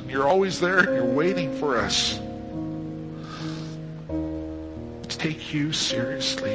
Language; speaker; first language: English; native; English